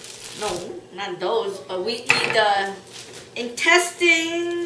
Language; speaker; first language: English; non-native, fluent; Hmong